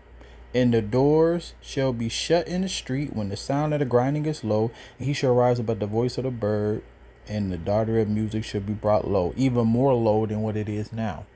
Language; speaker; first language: English; native; English